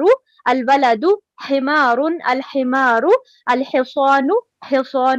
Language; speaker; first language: Arabic; non-native, learner; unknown